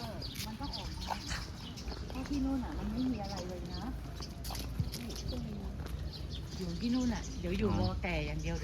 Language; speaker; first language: Thai; native; Thai